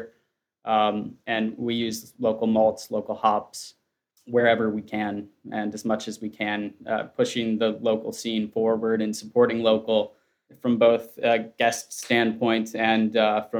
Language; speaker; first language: English; native; English